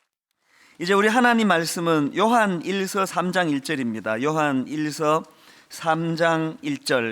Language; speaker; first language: Korean; native; Korean